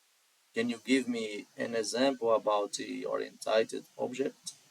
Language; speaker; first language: English; non-native, learner; Portuguese